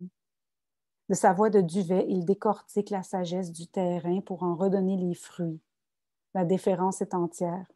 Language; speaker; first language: French; native; French